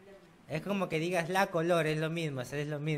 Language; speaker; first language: Spanish; native; Spanish